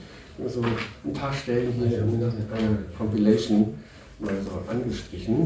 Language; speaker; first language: German; native; German